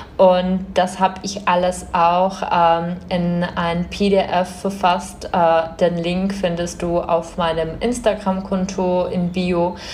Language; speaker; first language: German; non-native, fluent; Czech